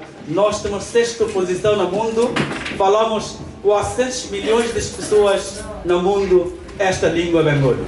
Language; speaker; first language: Portuguese; non-native, learner; Bangla